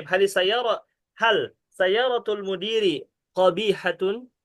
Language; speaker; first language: Arabic; non-native, fluent; Indonesian